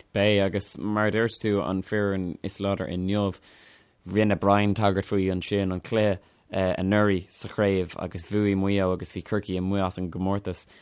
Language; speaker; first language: Irish; non-native, local second language; English